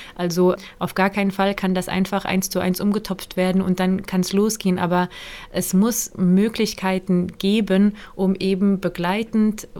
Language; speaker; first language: German; native; German